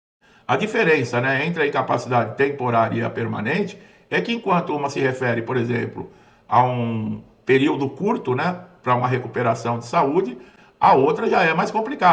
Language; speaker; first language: Portuguese; native; Portuguese